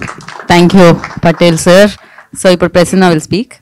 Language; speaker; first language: Telugu; native; Telugu